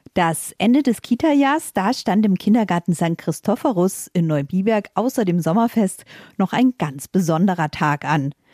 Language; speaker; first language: German; native; German